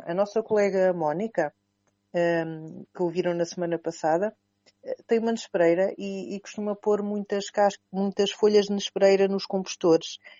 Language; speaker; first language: Portuguese; native; Portuguese